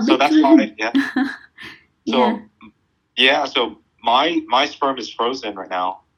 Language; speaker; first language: English; early bilingual, other home language; Vietnamese